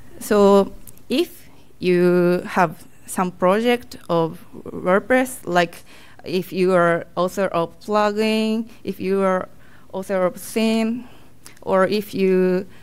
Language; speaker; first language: English; non-native, learner; Japanese